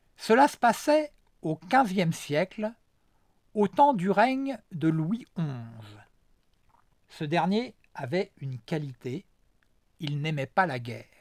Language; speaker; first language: French; native; French